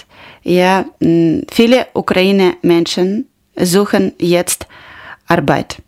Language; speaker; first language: German; non-native, learner; Ukrainian